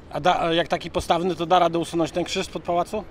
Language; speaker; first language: Polish; native; Polish